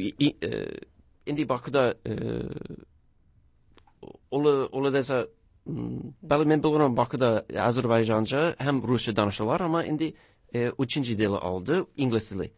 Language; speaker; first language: Azerbaijani; non-native, learner; English